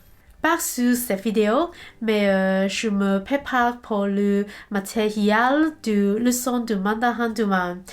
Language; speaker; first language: French; non-native, learner; Cantonese